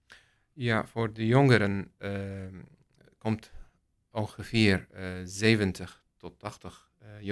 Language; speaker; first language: Dutch; non-native, learner; Arabic